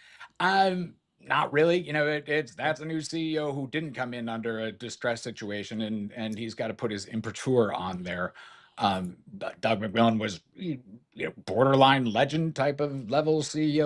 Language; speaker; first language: English; native; English